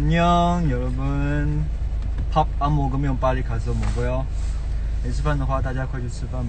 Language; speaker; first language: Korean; non-native, fluent; Chinese